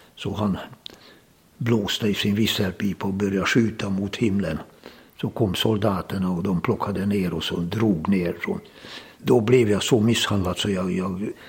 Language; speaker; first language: Swedish; non-native, fluent; Hungarian